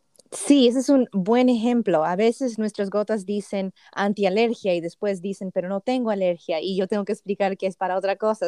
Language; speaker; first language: Spanish; early bilingual, heritage; Spanish